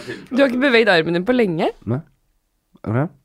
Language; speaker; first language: Norwegian; native; Norwegian